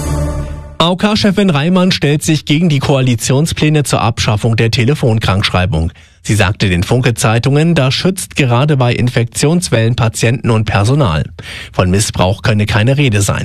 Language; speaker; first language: German; native; German